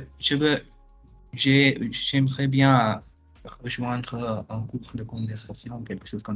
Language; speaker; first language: French; non-native, fluent; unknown